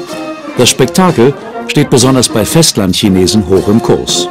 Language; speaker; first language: German; native; German